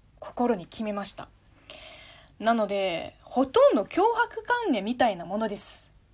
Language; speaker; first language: Japanese; non-native, fluent; Chinese